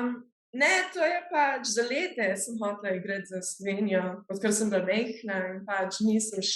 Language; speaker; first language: Slovenian; early bilingual, heritage; Slovenian